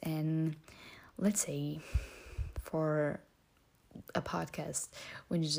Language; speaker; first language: English; non-native, fluent; French